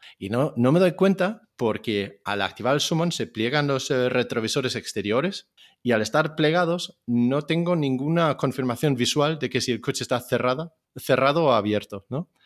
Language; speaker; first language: Spanish; non-native, fluent; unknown